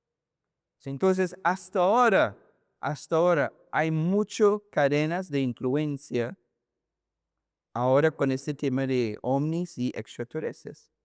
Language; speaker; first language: Spanish; non-native, learner; English